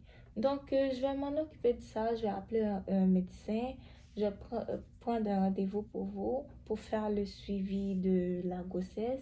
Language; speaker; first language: French; native; French